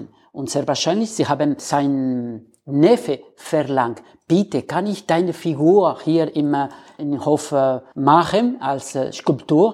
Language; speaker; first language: German; non-native, fluent; Spanish